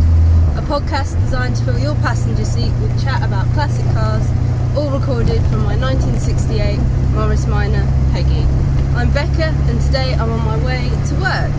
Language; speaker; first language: English; native; English